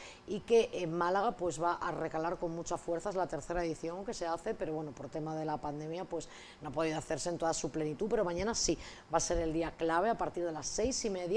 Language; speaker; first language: Spanish; native; Spanish